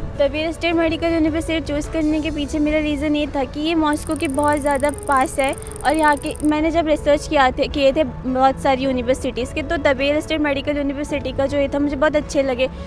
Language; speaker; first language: Hindi; non-native, local second language; Bangla